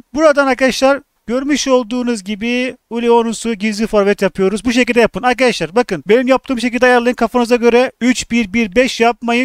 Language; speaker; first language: Turkish; native; Turkish